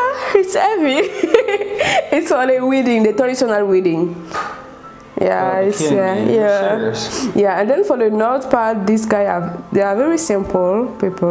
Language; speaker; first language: English; non-native, local second language; French